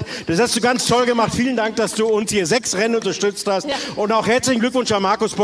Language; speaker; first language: German; native; German